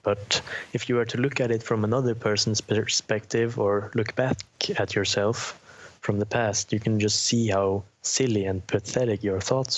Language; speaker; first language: English; non-native, fluent; Norwegian